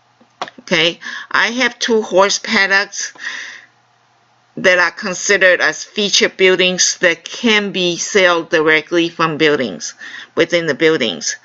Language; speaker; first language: English; non-native, fluent; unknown